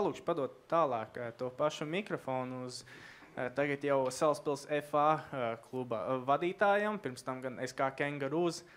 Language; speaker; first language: Latvian; native; Latvian